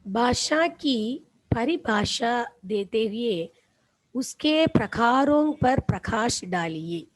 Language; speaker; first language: Hindi; non-native, local second language; Tamil